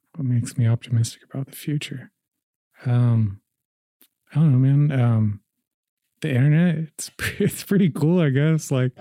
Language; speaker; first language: English; native; English